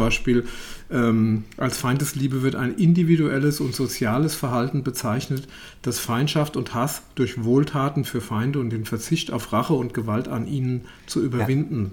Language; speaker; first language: German; native; German